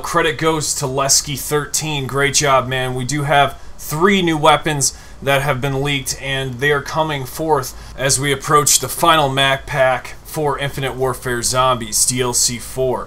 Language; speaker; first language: English; native; English